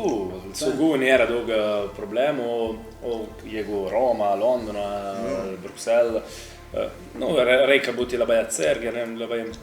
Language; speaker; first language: Lithuanian; non-native, learner; Italian